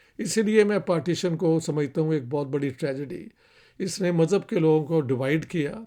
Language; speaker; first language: Urdu; non-native, local second language; Punjabi